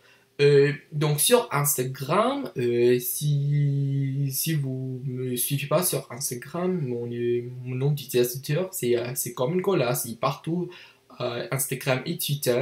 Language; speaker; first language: French; non-native, learner; English